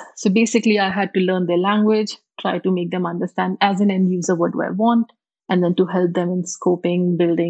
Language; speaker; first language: English; non-native, local second language; Hindi